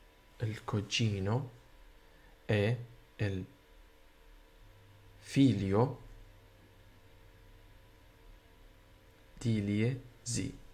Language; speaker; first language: Italian; non-native, learner; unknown